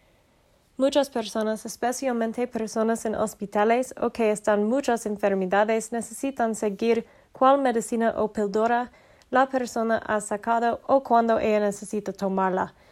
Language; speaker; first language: Spanish; non-native, learner; English